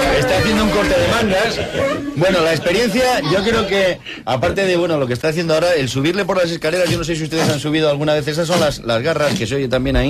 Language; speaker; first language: Spanish; native; Spanish